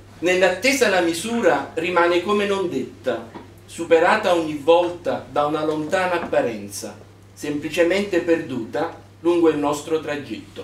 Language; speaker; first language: Italian; native; Italian